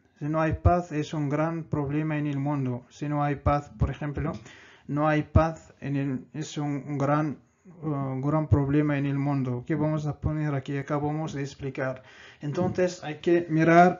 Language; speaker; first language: Spanish; non-native, fluent; Arabic